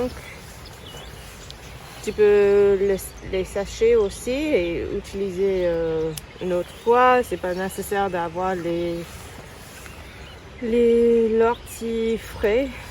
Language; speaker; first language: French; non-native, learner; English